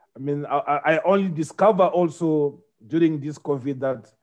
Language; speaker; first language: English; non-native, fluent; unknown